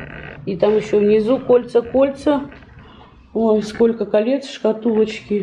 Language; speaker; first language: Russian; native; Russian